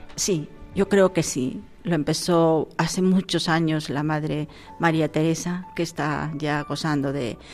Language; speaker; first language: Spanish; native; Spanish